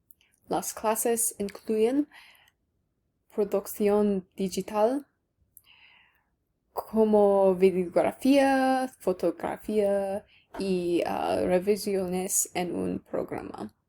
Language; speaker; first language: Spanish; non-native, learner; English